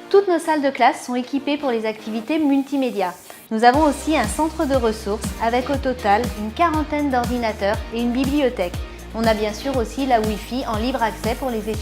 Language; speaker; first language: French; native; French